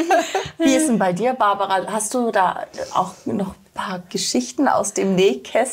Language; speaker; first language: German; native; German